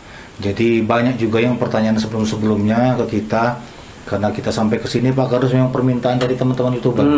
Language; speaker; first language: Malay; native; Malay